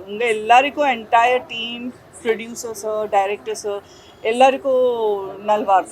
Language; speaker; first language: Tamil; non-native, fluent; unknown